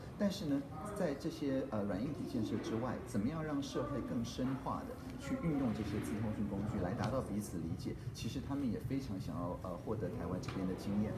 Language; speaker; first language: Chinese; native; Chinese